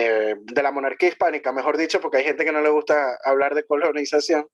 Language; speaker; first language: Spanish; native; Spanish